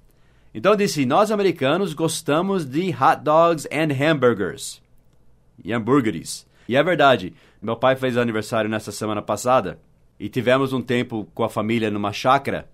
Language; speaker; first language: Portuguese; non-native, fluent; English